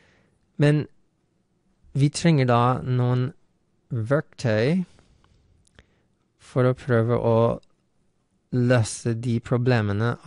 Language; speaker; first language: Norwegian; non-native, fluent; English